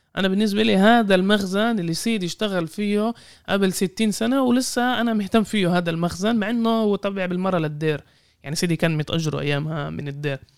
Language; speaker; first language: Arabic; native; Arabic